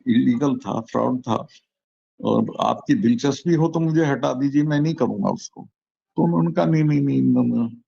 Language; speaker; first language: Hindi; native; Hindi